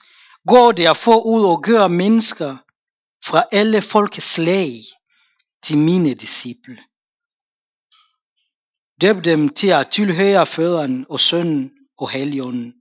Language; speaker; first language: Danish; non-native, fluent; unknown